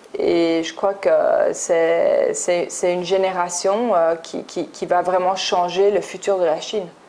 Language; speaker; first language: French; early bilingual, other home language; English